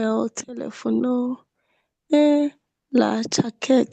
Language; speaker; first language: Spanish; non-native, learner; English